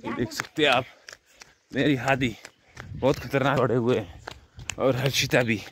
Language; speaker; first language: Hindi; native; Hindi